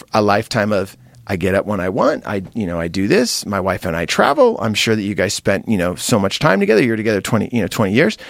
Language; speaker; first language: English; native; English